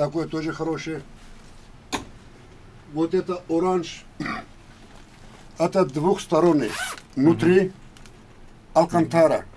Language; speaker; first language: Russian; non-native, learner; Turkish